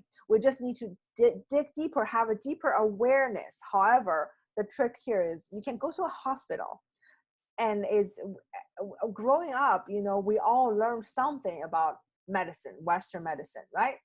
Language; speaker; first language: English; non-native, fluent; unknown